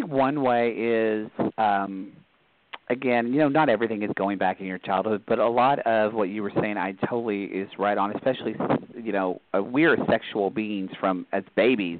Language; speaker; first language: English; native; English